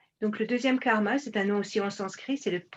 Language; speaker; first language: French; native; French